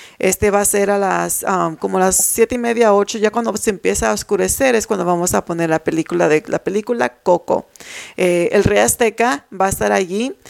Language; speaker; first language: Spanish; early bilingual, heritage; Spanish